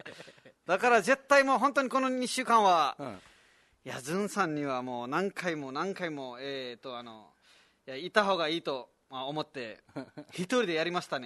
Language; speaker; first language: Japanese; non-native, fluent; Nepali